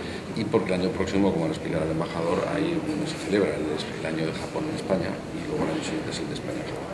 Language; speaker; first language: Spanish; native; Spanish